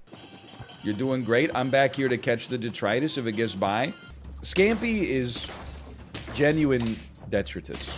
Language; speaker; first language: English; native; English